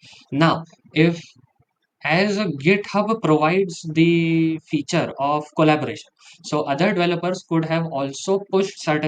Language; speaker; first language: English; non-native, local second language; Hindi